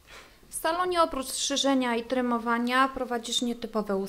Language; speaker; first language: Polish; native; Polish